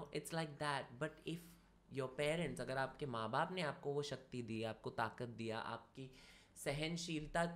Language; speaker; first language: Hindi; non-native, local second language; Marathi